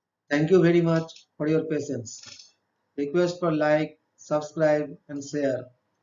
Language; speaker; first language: English; non-native, local second language; Bangla